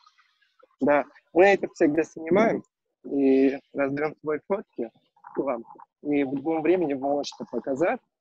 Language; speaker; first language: Russian; non-native, learner; Turkish